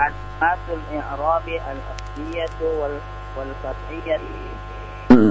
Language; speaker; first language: Arabic; non-native, learner; Indonesian